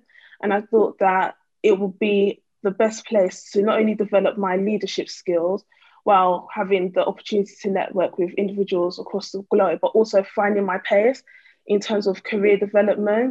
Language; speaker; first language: English; native; English